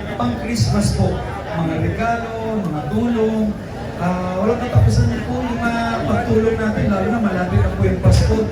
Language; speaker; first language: Filipino; native; Filipino